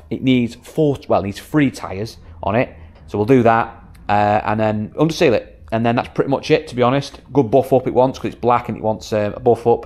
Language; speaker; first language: English; native; English